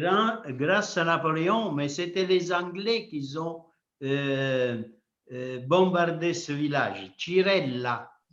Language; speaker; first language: French; non-native, fluent; Italian